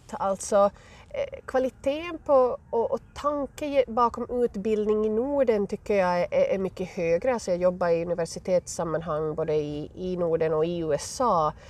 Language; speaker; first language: Swedish; native; Swedish